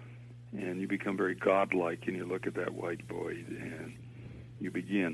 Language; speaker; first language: English; native; English